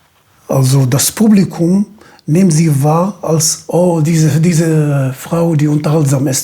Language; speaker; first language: German; non-native, fluent; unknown